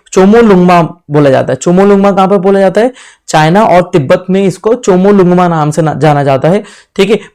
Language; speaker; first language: Hindi; native; Hindi